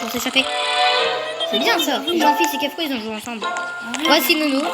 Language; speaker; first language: French; native; French